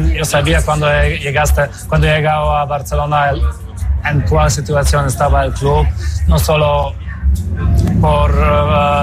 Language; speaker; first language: Spanish; non-native, fluent; Polish